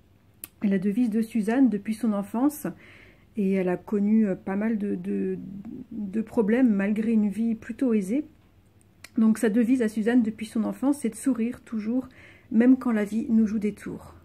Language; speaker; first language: French; native; French